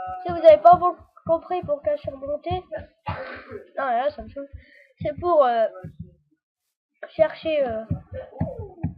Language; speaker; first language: French; native; French